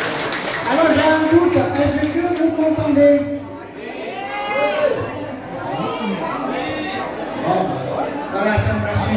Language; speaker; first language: French; non-native, fluent; Khmer